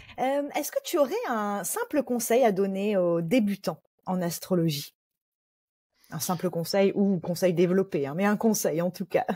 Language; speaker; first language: French; native; French